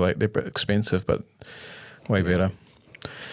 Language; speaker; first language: English; native; English